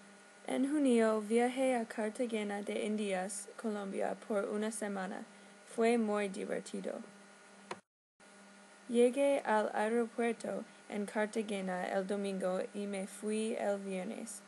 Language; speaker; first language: Spanish; non-native, learner; English